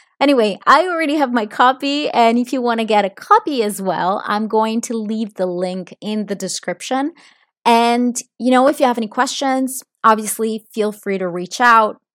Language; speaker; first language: English; non-native, fluent; Italian